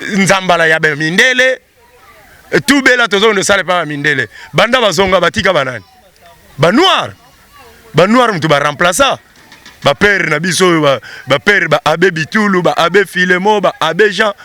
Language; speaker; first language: Lingala; non-native, local second language; Kongo